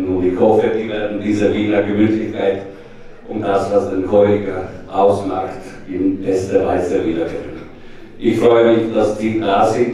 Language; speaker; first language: German; non-native, fluent; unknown